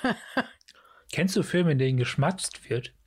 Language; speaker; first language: German; native; German